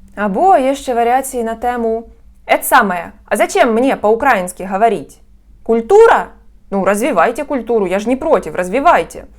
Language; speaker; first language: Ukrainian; non-native, local second language; Russian